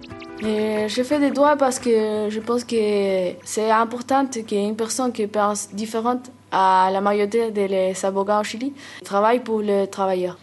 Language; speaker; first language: French; non-native, learner; Spanish